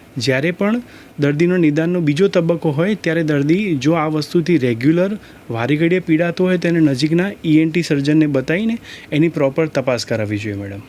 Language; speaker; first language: Gujarati; native; Gujarati